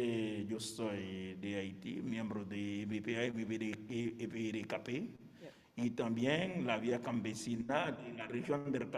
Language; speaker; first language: Spanish; non-native, fluent; Haitian Creole